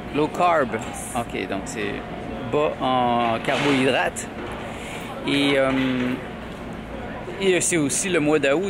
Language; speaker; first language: French; native; French